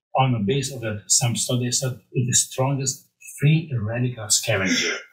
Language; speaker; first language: English; non-native, fluent; Romanian